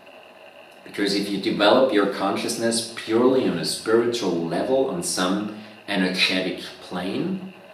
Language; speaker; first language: English; non-native, fluent; German